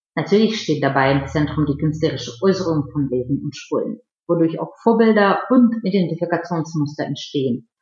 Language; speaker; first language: German; non-native, fluent; Russian